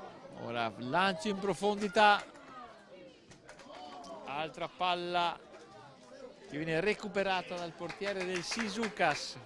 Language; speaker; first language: Italian; native; Italian